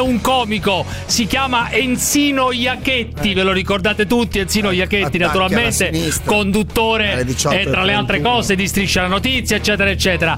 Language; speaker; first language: Italian; native; Italian